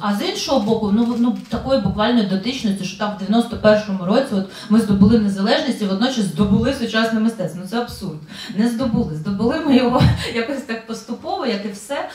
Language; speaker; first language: Ukrainian; native; Ukrainian